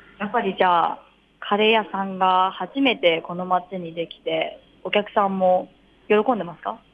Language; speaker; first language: Japanese; native; Japanese